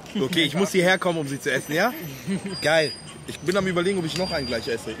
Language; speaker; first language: German; native; German